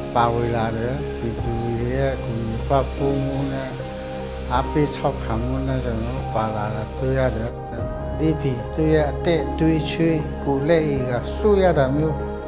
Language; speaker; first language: Burmese; non-native, local second language; Western Kayah